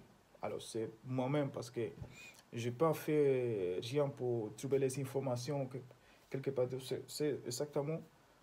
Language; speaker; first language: French; non-native, learner; Spanish